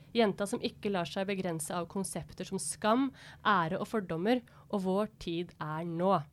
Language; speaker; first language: Norwegian; native; Norwegian